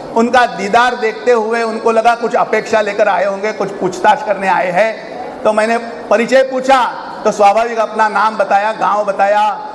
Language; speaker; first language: Hindi; non-native, local second language; Marathi